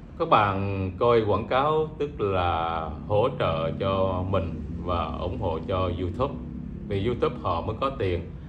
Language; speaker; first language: Vietnamese; native; Vietnamese